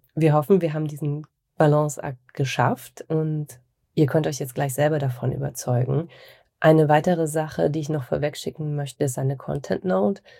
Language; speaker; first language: German; native; German